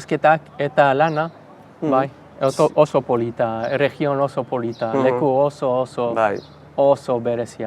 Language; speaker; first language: Basque; non-native, learner; English